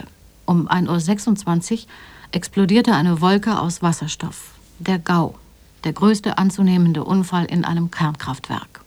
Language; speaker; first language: German; native; German